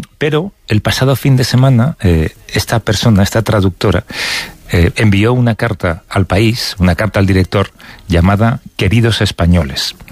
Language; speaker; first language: Spanish; native; Spanish